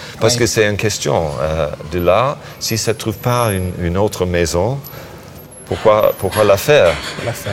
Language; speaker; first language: French; non-native, learner; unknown